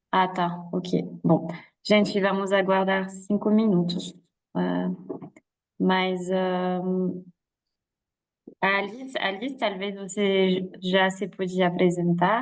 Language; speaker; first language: Portuguese; non-native, fluent; French